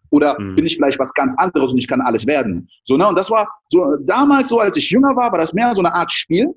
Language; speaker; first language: German; early bilingual, other home language; French